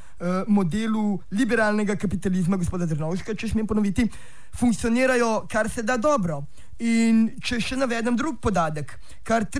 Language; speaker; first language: Slovenian; native; Slovenian